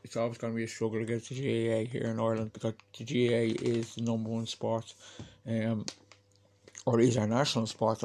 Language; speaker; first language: English; native; English